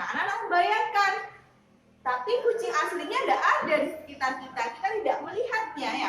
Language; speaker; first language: Indonesian; native; Indonesian